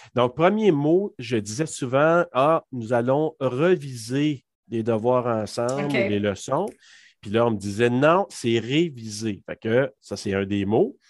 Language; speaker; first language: French; native; French